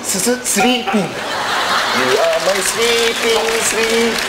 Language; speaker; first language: English; non-native, learner; Japanese